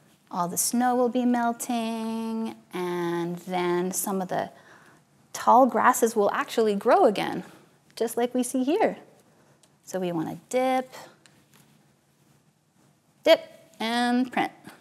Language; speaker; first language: English; native; English